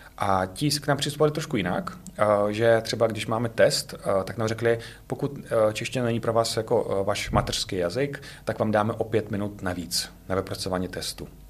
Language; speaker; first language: Czech; non-native, fluent; Russian